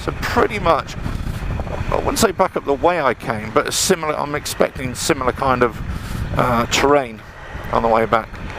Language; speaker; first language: English; native; English